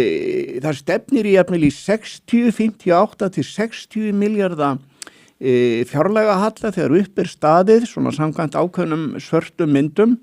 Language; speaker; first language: Icelandic; native; Icelandic